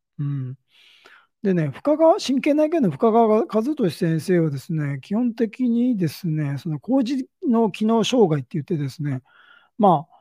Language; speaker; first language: Japanese; native; Japanese